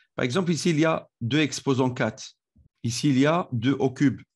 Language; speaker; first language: French; non-native, local second language; Arabic